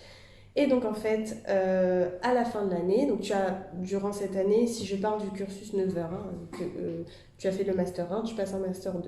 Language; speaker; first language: French; native; French